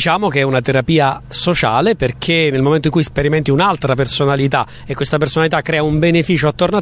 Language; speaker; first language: Italian; native; Italian